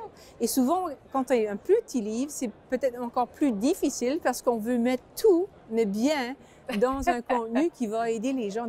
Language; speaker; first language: French; native; French